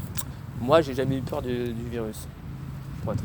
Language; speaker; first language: French; native; French